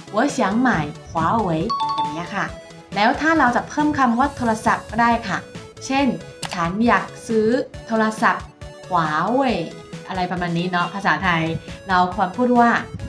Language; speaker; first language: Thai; non-native, fluent; Chinese